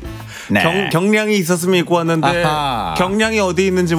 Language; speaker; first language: Korean; native; Korean